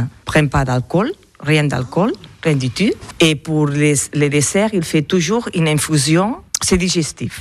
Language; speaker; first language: French; non-native, learner; Catalan